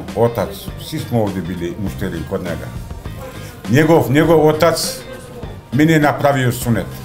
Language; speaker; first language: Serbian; non-native, learner; Macedonian